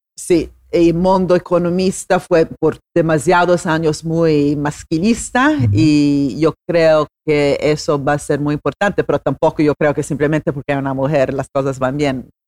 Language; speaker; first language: Spanish; non-native, fluent; Italian